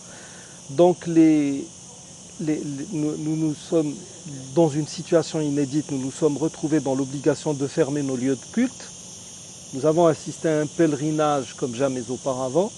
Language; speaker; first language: French; non-native, local second language; Arabic